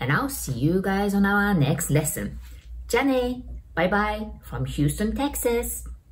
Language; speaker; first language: English; non-native, fluent; Japanese